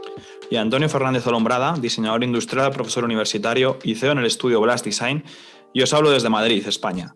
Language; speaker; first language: Spanish; native; Spanish